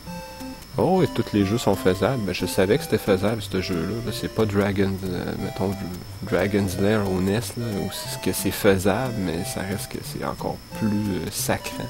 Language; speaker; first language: French; native; French